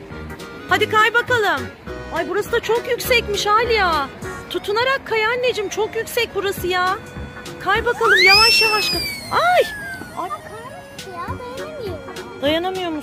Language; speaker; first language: Turkish; native; Turkish